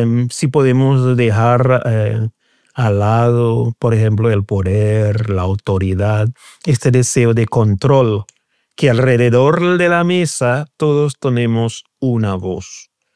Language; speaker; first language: Spanish; non-native, fluent; English